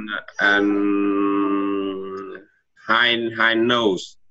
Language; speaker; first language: English; non-native, learner; Vietnamese